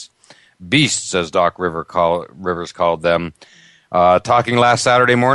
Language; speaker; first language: English; native; English